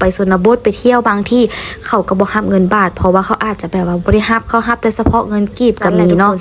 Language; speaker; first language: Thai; non-native, learner; Lao